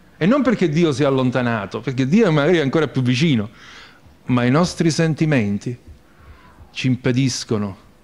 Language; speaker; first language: Italian; native; Italian